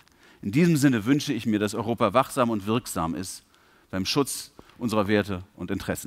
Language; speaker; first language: German; native; German